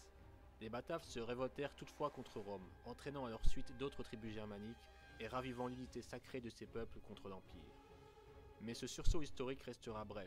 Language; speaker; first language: French; native; French